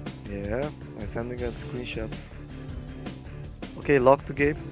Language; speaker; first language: English; non-native, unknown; Turkish